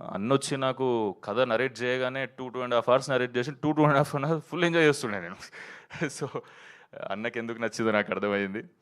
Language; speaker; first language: Telugu; native; Telugu